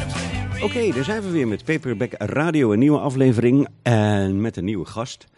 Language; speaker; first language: Dutch; native; Dutch